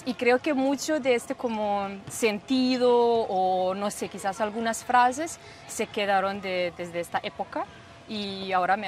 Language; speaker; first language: Spanish; non-native, fluent; Serbian